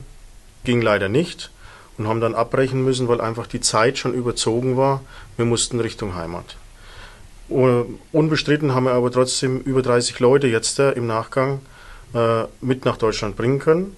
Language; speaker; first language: German; native; German